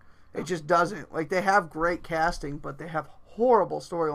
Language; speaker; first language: English; native; English